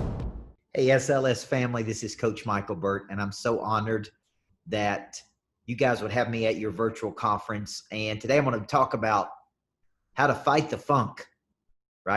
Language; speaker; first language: English; native; English